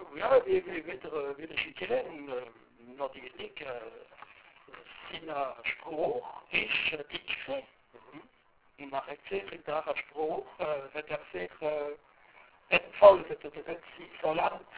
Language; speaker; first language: German; non-native, local second language; French